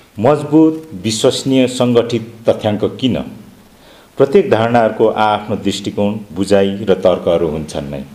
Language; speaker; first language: Nepali; non-native, local second language; Limbu